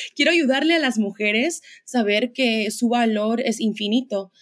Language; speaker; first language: Spanish; early bilingual, heritage; Spanish